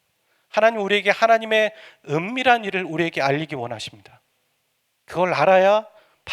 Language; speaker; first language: Korean; native; Korean